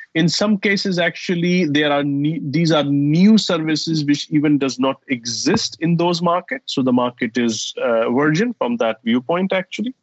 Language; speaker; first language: English; non-native, fluent; Arabic